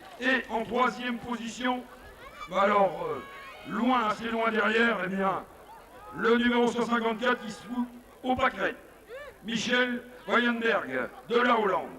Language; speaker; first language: French; native; French